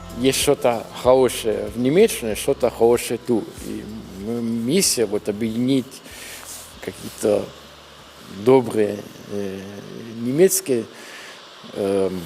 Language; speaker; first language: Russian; non-native, learner; German